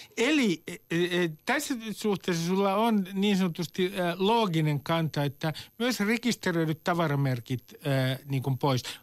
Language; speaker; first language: Finnish; native; Finnish